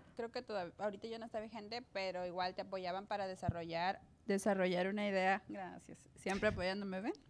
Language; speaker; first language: Spanish; native; Spanish